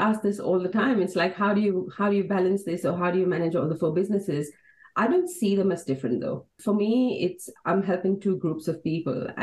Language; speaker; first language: English; non-native, local second language; Hindi